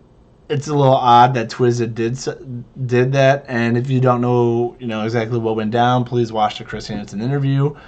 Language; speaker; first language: English; native; English